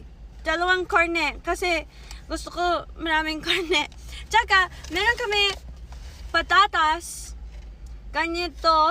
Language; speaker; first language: Filipino; non-native, learner; English